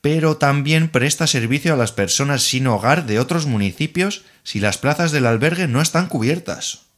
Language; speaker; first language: Spanish; non-native, local second language; Basque